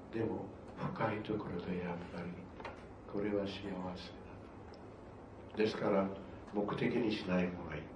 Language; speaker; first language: Japanese; non-native, fluent; Spanish